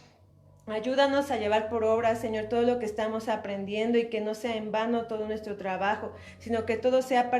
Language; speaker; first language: Spanish; native; Spanish